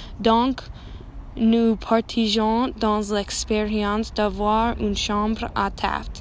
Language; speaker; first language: French; non-native, learner; English